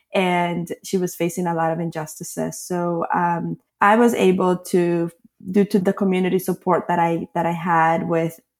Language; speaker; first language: English; non-native, fluent; Spanish